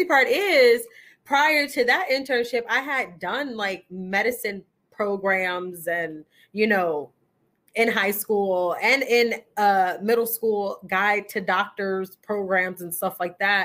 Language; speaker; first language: English; native; English